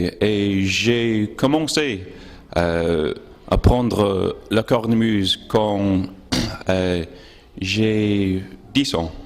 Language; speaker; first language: French; non-native, learner; English